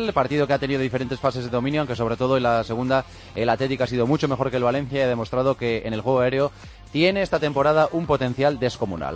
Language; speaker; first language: Spanish; native; Spanish